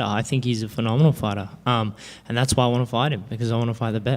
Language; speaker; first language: English; native; English